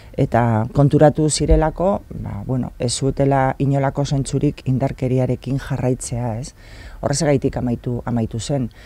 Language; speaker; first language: Basque; non-native, local second language; Spanish